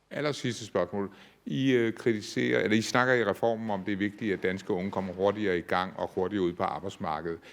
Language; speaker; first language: Danish; native; Danish